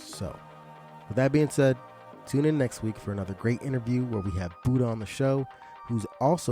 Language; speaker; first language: English; native; English